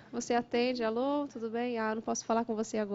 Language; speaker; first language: Portuguese; native; Portuguese